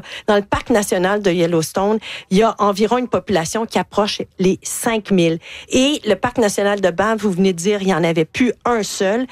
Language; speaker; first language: French; native; French